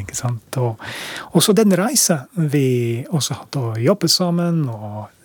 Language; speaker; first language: Norwegian; non-native, fluent; English